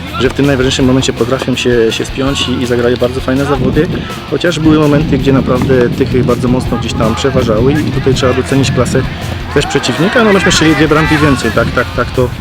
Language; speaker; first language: Polish; native; Polish